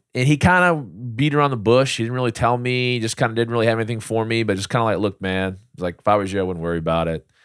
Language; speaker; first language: English; native; English